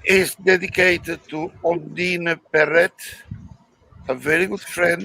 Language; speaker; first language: English; non-native, learner; Spanish